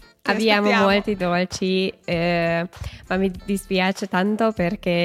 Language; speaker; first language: Italian; non-native, learner; Hungarian